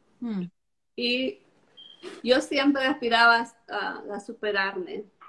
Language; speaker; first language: Spanish; native; Spanish